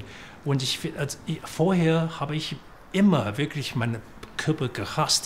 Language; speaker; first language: German; non-native, fluent; Chinese